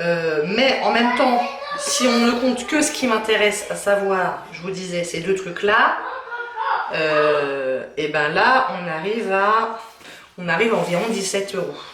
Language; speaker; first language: French; native; French